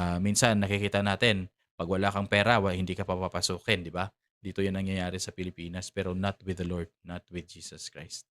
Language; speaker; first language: Filipino; non-native, local second language; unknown